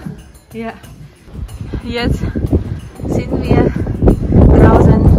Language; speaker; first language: German; non-native, learner; Thai